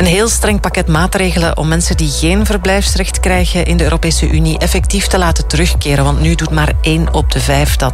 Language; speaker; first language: Dutch; native; Dutch